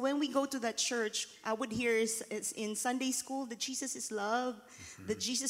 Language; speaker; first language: English; non-native, local second language; Filipino